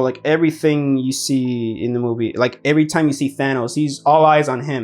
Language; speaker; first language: English; native; English